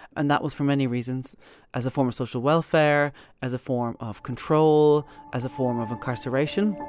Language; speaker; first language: English; native; English